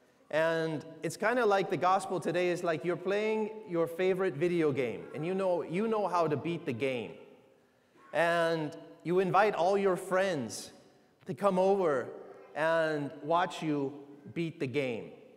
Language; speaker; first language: English; native; English